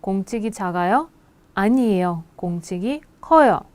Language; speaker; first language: Korean; non-native, fluent; Russian